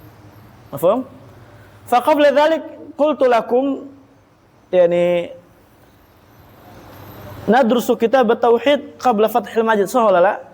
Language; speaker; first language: Arabic; non-native, fluent; Indonesian